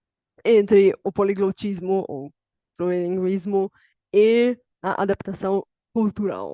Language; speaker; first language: Portuguese; non-native, fluent; Bulgarian